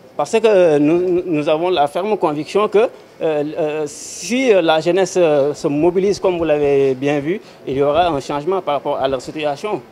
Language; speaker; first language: French; non-native, local second language; Wolof